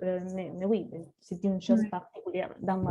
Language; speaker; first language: French; non-native, learner; Spanish